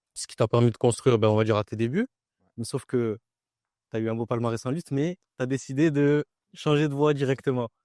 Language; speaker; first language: French; native; French